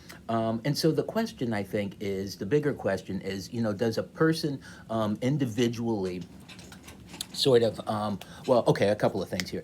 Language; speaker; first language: English; native; English